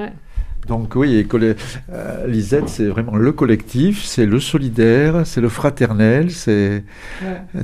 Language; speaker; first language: French; native; French